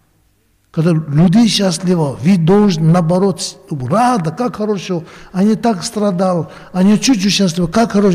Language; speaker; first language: Russian; non-native, learner; Tibetan